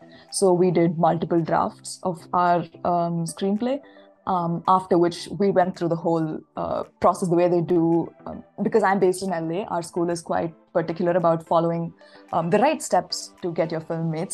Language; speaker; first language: English; non-native, local second language; Tamil